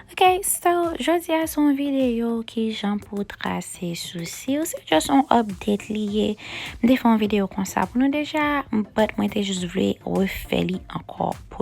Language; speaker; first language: French; non-native, learner; Haitian Creole